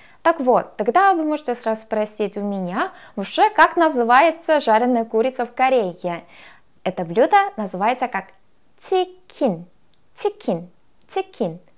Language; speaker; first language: Russian; non-native, fluent; Korean